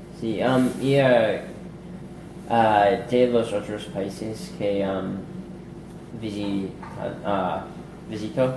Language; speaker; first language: Spanish; non-native, learner; English